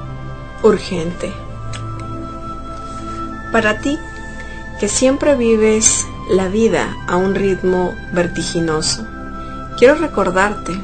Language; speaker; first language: Spanish; native; Spanish